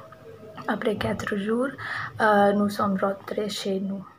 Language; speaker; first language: French; non-native, learner; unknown